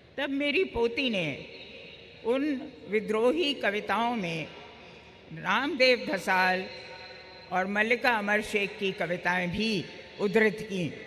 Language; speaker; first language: Hindi; native; Hindi